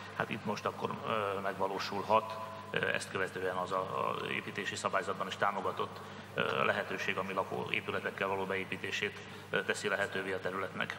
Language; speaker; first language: Hungarian; native; Hungarian